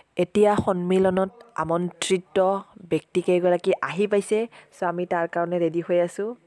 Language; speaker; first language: Assamese; non-native, local second language; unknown